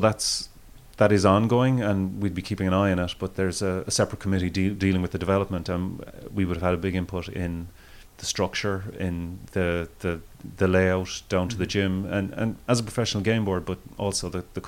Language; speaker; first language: English; native; English